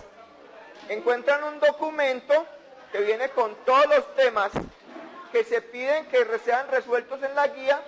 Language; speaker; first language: Spanish; native; Spanish